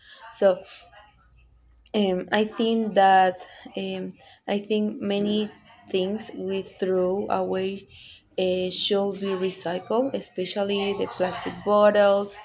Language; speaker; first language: English; non-native, learner; Spanish